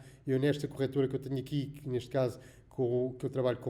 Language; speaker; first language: Portuguese; native; Portuguese